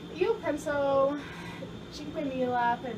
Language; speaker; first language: Italian; non-native, learner; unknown